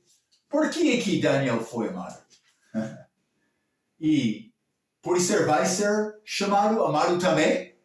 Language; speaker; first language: Portuguese; non-native, learner; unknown